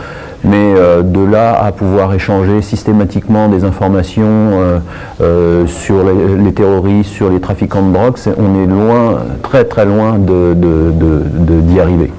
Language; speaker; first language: French; native; French